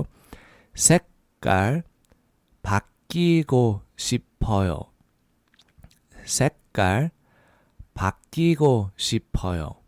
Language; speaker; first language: Korean; non-native, fluent; English